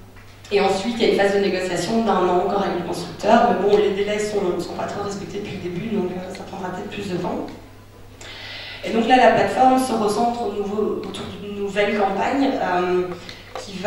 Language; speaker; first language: French; native; French